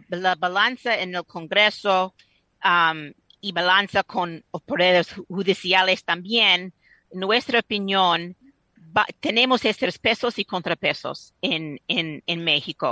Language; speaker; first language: Spanish; non-native, fluent; English